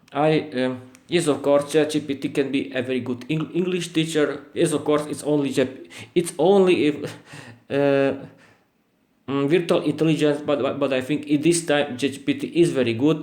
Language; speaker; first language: English; non-native, learner; Slovak